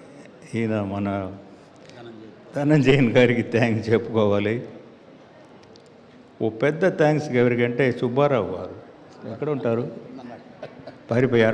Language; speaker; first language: Telugu; non-native, learner; Tamil